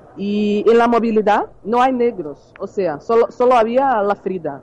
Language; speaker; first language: Spanish; non-native, learner; Portuguese